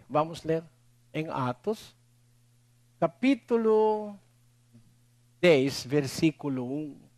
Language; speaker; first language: Portuguese; non-native, learner; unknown